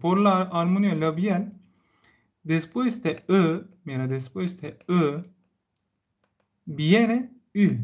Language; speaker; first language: Spanish; non-native, learner; Turkish